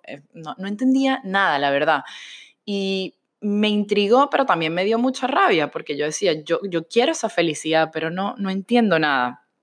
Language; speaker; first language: Spanish; native; Spanish